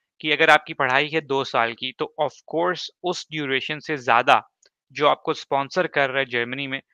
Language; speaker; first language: Urdu; native; Urdu